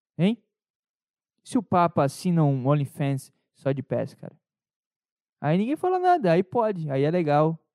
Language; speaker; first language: Portuguese; native; Portuguese